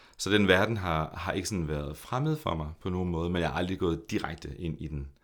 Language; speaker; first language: Danish; native; Danish